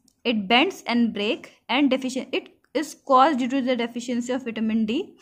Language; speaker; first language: English; non-native, local second language; Hindi